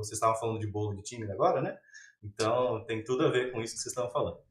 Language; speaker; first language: Portuguese; native; Portuguese